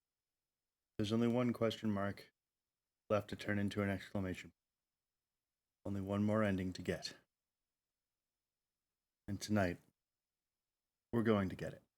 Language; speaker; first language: English; native; English